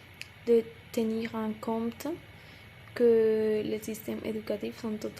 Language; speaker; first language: French; non-native, learner; Spanish